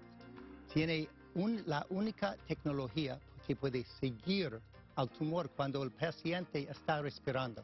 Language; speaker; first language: Spanish; non-native, fluent; English